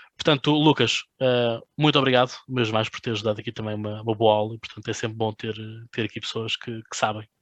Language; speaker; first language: Portuguese; native; Portuguese